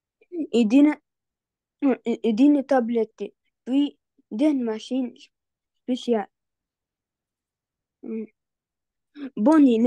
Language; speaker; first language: French; non-native, learner; Arabic